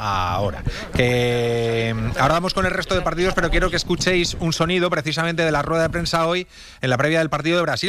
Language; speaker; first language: Spanish; native; Spanish